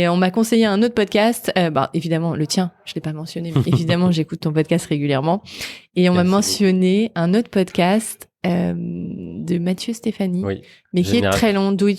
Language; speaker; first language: French; native; French